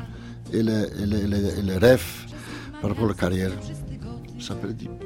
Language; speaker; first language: French; non-native, learner; Polish